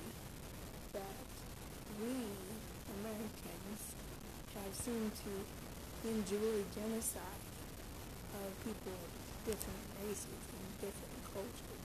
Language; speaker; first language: English; native; English